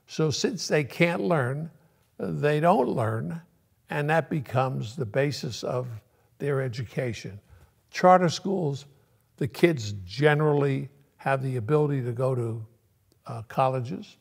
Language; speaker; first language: English; early bilingual, other home language; Yiddish